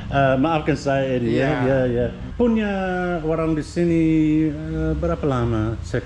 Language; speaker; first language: Indonesian; non-native, learner; English